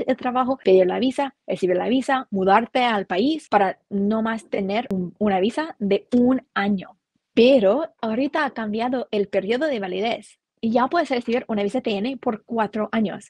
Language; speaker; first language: Spanish; non-native, fluent; English